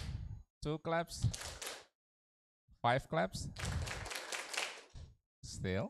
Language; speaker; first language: English; non-native, learner; Indonesian